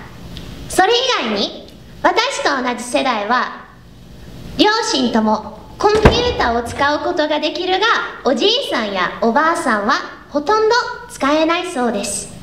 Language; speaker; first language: Japanese; non-native, learner; English